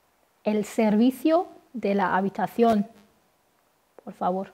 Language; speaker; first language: Spanish; non-native, fluent; Persian